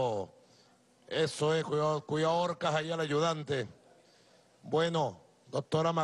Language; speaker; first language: Spanish; native; Spanish